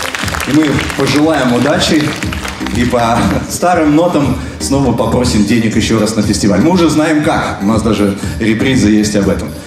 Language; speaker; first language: Russian; native; Russian